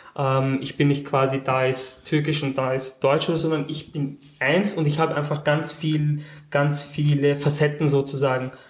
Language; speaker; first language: German; early bilingual, other home language; Turkish